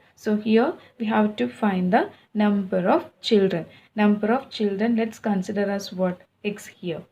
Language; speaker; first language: English; non-native, local second language; Malayalam